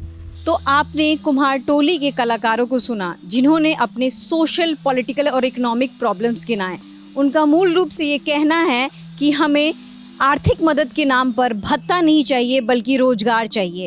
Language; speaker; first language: Hindi; native; Hindi